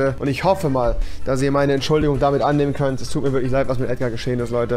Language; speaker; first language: German; native; German